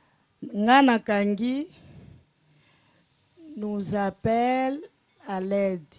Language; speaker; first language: French; non-native, learner; Lingala